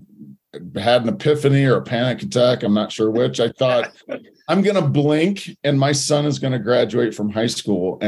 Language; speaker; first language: English; native; English